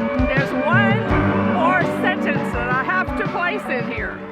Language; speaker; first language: English; native; English